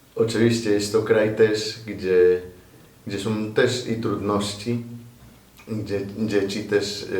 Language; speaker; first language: Polish; non-native, fluent; Spanish